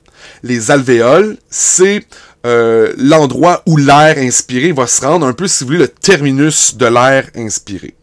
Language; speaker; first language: French; native; French